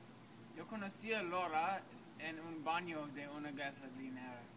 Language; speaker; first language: Spanish; non-native, learner; English